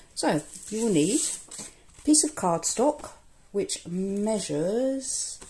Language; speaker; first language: English; native; English